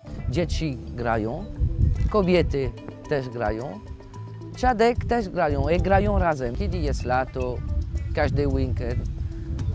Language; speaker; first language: Polish; non-native, fluent; French